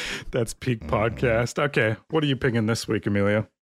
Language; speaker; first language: English; native; English